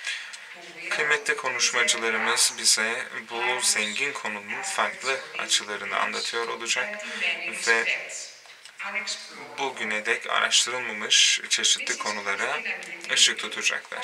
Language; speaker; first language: Turkish; native; Turkish